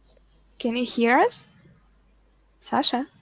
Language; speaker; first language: English; non-native, fluent; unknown